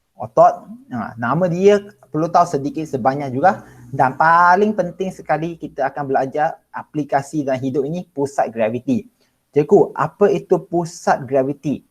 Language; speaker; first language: Malay; non-native, local second language; Chinese